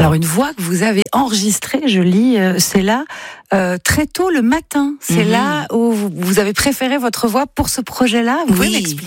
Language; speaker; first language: French; native; French